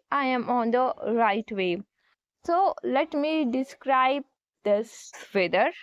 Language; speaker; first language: English; non-native, learner; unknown